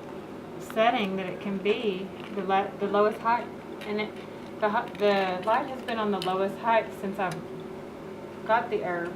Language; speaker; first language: English; native; English